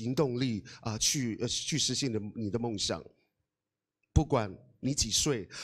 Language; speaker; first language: Chinese; non-native, local second language; Amis